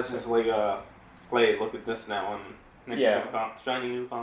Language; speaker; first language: English; native; English